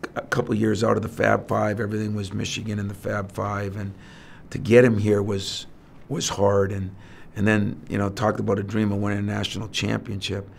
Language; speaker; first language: English; native; English